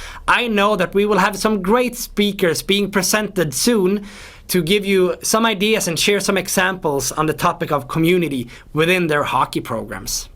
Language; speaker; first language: English; non-native, fluent; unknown